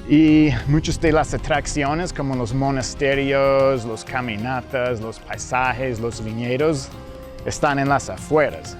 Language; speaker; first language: Spanish; early bilingual, heritage; English